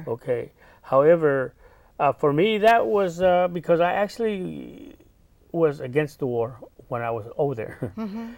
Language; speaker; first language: English; native; English